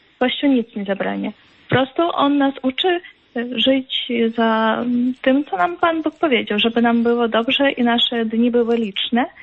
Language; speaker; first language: Polish; non-native, fluent; Ukrainian